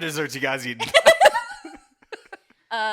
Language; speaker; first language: English; native; English